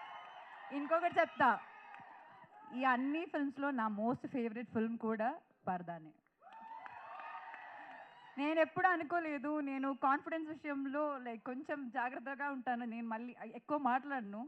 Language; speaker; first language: Telugu; non-native, fluent; Malayalam